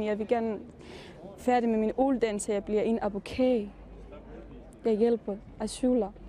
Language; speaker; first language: Danish; non-native, learner; Persian